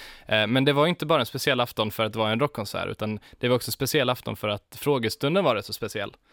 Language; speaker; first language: Swedish; native; Swedish